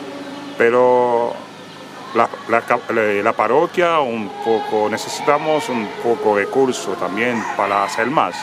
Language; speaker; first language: Spanish; non-native, fluent; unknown